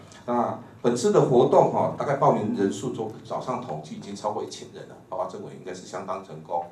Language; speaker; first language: Chinese; native; Chinese